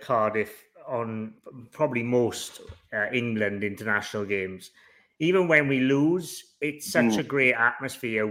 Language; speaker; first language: English; native; English